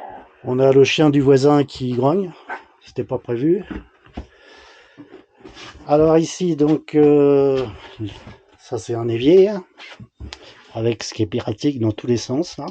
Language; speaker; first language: French; native; French